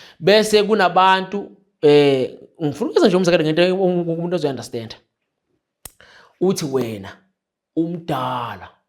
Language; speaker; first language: Zulu; native; Zulu